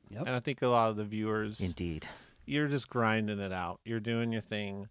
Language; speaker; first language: English; native; English